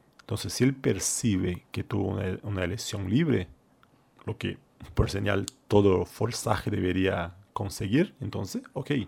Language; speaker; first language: Spanish; non-native, fluent; Portuguese